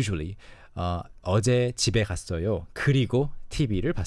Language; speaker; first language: Korean; native; Korean